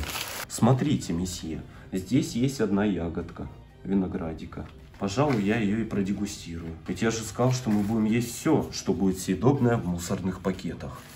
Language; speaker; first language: Russian; native; Russian